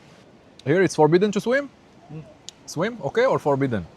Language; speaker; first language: English; non-native, learner; French